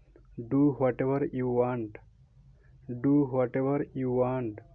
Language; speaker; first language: English; non-native, local second language; Odia